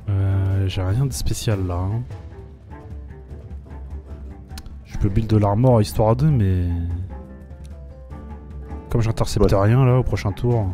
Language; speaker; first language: French; native; French